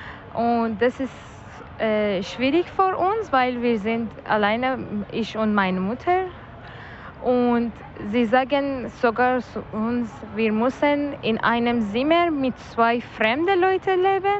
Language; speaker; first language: German; non-native, learner; Persian